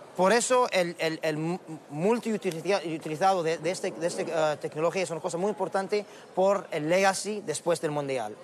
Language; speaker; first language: Spanish; non-native, learner; Arabic